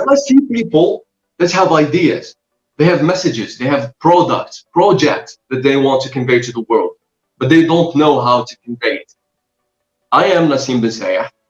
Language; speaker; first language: English; non-native, fluent; Arabic